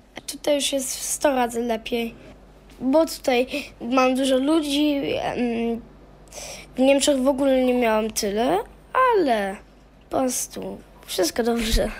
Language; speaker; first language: Polish; early bilingual, heritage; German